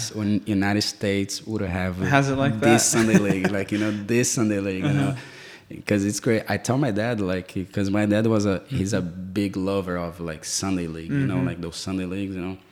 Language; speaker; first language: English; non-native, fluent; Portuguese